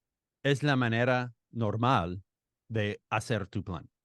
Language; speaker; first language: Spanish; non-native, fluent; English